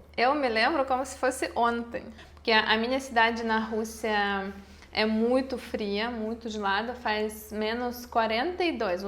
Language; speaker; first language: Portuguese; non-native, fluent; Russian